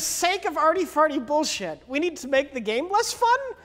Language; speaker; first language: English; native; English